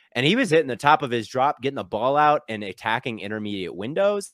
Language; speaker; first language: English; native; English